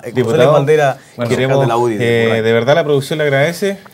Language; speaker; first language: Spanish; native; Spanish